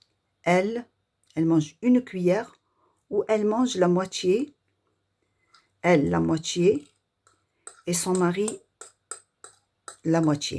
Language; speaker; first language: French; non-native, local second language; Arabic